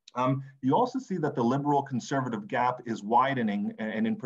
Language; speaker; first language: English; native; English